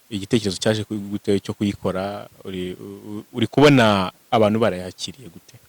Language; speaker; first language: Kinyarwanda; native; Kinyarwanda